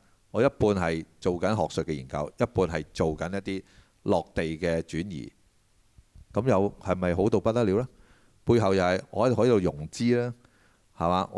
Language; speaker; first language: Cantonese; native; Cantonese